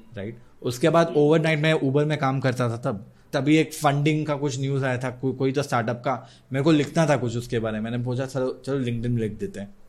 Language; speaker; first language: Hindi; non-native, local second language; Odia